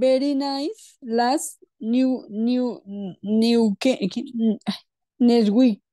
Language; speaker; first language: English; non-native, learner; Spanish